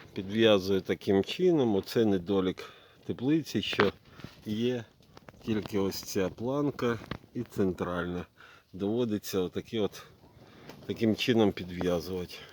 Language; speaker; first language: Ukrainian; native; Ukrainian